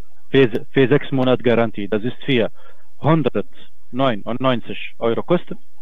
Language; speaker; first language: German; non-native, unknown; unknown